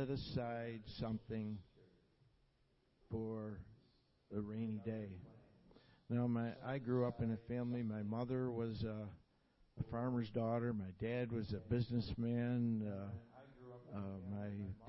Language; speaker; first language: English; native; English